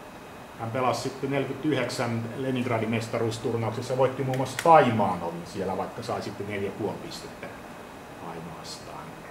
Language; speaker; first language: Finnish; native; Finnish